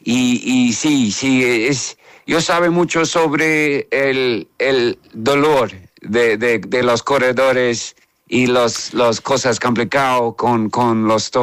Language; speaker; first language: Spanish; non-native, learner; English